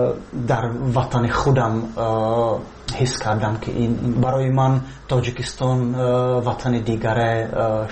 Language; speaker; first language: Persian; non-native, learner; Czech